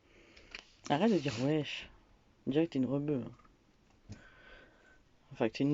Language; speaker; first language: French; native; French